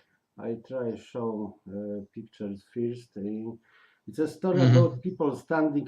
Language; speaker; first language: English; non-native, learner; Polish